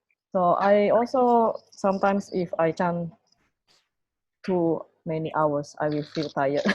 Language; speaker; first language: English; non-native, fluent; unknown